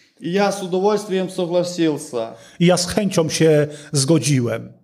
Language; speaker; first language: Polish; non-native, learner; Russian